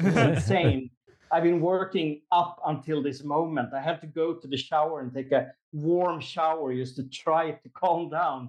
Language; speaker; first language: English; non-native, fluent; Swedish